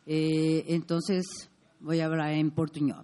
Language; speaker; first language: Spanish; non-native, learner; Portuguese